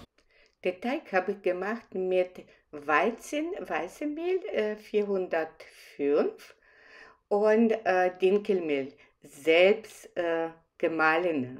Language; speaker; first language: German; non-native, fluent; Russian